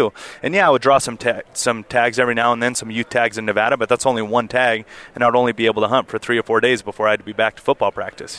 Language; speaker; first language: English; native; English